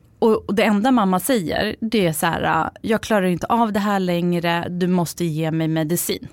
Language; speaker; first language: Swedish; early bilingual, other home language; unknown